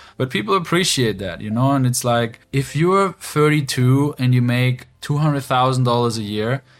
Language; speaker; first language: English; non-native, fluent; German